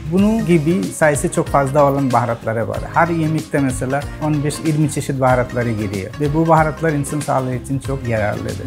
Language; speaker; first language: Turkish; non-native, fluent; Bangla